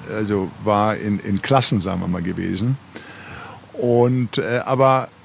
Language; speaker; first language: German; native; German